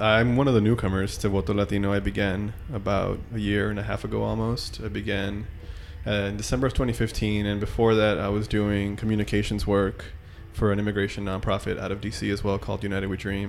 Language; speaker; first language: English; native; English